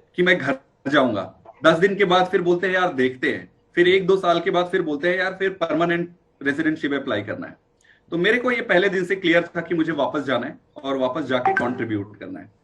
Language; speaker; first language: Hindi; native; Hindi